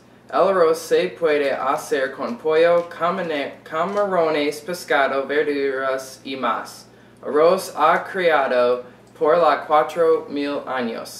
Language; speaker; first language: Spanish; non-native, learner; English